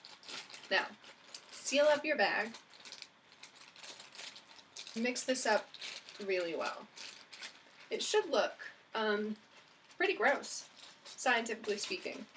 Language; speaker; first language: English; native; English